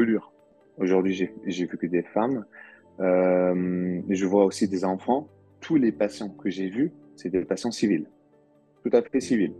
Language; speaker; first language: French; non-native, local second language; Arabic